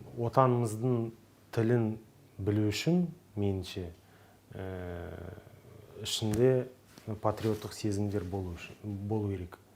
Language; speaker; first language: Kazakh; non-native, local second language; Russian